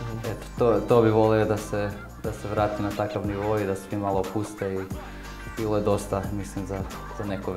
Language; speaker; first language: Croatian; early bilingual, heritage; Croatian